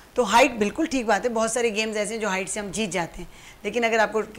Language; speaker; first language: Urdu; native; Urdu